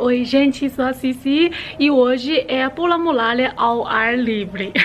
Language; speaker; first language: Portuguese; non-native, fluent; Chinese